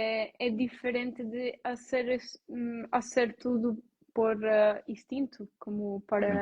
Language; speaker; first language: Portuguese; non-native, learner; Italian